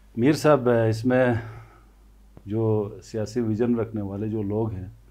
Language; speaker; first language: Urdu; non-native, local second language; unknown